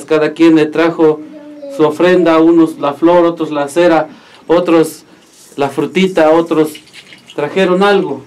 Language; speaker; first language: Spanish; native; Spanish